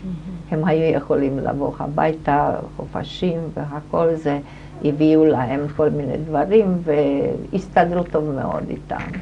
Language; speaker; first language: Hebrew; non-native, fluent; German